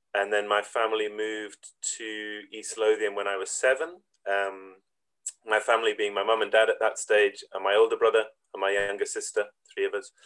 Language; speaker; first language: English; native; English